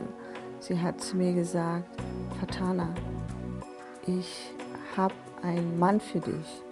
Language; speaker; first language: German; non-native, fluent; Persian